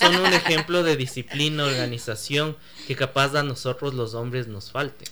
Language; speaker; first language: Spanish; native; Spanish